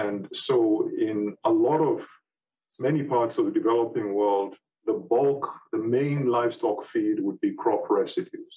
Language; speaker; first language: English; non-native, local second language; Yoruba